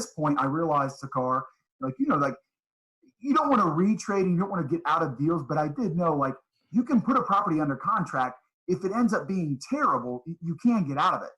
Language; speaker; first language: English; native; English